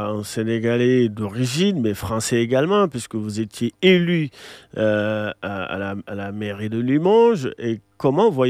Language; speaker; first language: French; non-native, local second language; Wolof